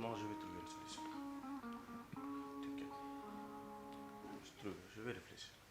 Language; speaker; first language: French; non-native, local second language; Fula